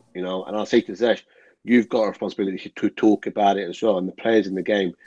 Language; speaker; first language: English; native; English